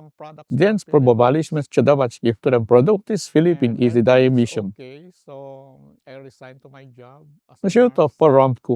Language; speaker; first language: Polish; non-native, fluent; Filipino